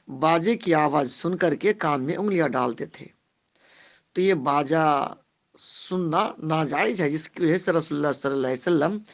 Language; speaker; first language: Urdu; non-native, local second language; Bangla